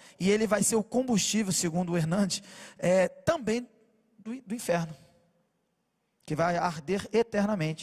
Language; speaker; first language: Portuguese; native; Portuguese